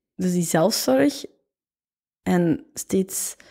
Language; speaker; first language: Dutch; native; Dutch